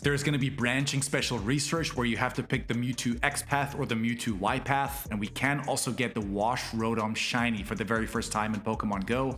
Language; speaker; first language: English; native; English